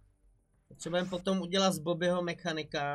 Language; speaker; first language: Czech; native; Czech